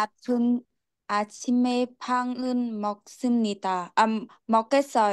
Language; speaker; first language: Korean; non-native, learner; Vietnamese